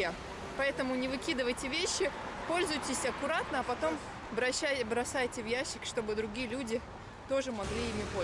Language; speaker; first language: Russian; native; Russian